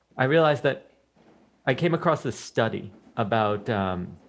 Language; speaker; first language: English; native; English